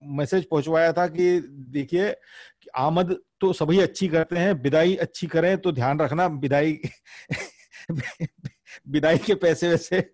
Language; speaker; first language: Hindi; native; Hindi